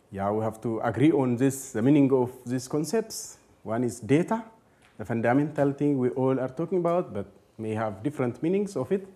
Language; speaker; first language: English; non-native, fluent; Amharic